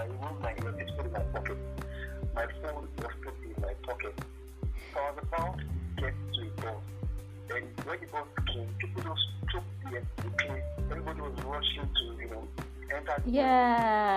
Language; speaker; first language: English; non-native, local second language; Yoruba